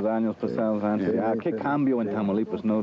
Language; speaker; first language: Spanish; non-native, learner; English